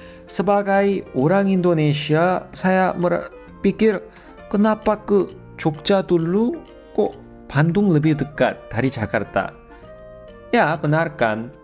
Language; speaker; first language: Indonesian; non-native, fluent; Korean